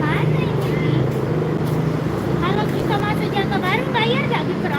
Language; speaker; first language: Indonesian; native; Indonesian